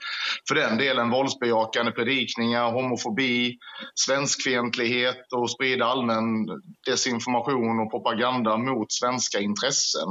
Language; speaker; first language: Swedish; native; Swedish